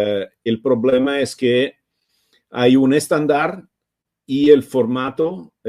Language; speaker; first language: Spanish; non-native, fluent; Italian